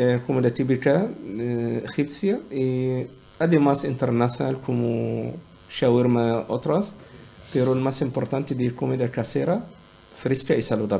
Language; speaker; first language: Spanish; non-native, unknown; Arabic